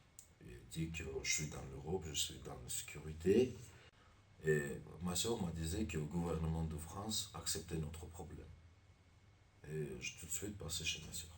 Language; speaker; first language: French; non-native, learner; Armenian